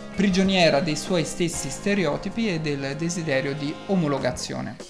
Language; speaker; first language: Italian; native; Italian